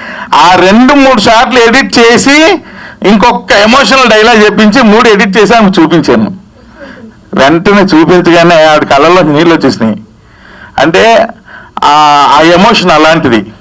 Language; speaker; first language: Telugu; native; Telugu